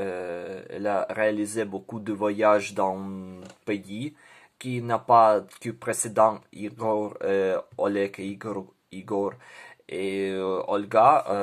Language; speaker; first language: French; non-native, learner; Ukrainian